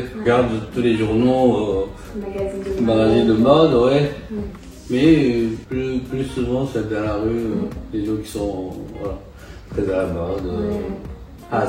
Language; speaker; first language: French; non-native, fluent; Japanese